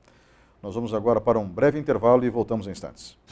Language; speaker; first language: Portuguese; native; Portuguese